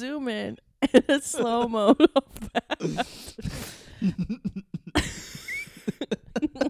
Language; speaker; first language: English; non-native, fluent; Latvian